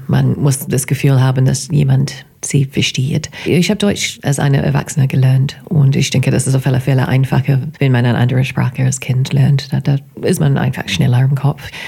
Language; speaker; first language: German; non-native, fluent; English